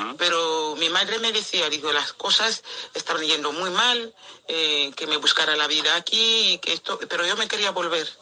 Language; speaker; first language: Spanish; non-native, local second language; Fang